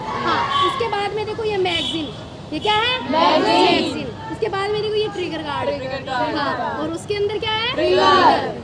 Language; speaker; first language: Hindi; native; Hindi